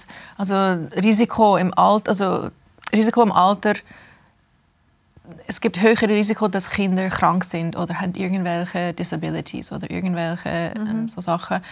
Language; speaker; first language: German; early bilingual, heritage; English